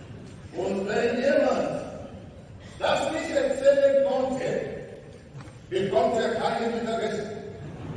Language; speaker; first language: German; non-native, learner; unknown